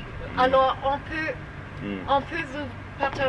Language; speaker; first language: French; non-native, learner; English